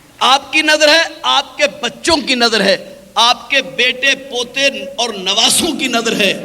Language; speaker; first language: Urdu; native; Urdu